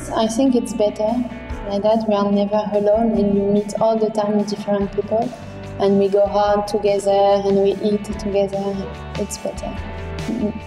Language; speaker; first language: English; non-native, learner; French